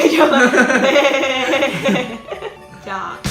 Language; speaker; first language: Japanese; non-native, learner; Chinese